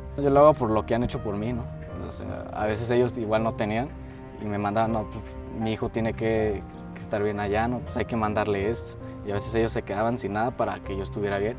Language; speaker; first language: Spanish; native; Spanish